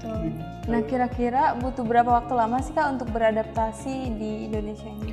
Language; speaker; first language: Indonesian; native; Indonesian